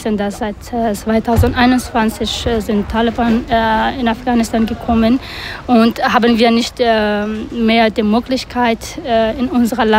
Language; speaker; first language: Dutch; non-native, learner; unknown